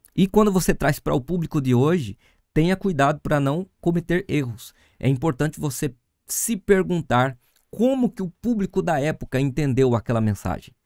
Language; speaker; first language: Portuguese; native; Portuguese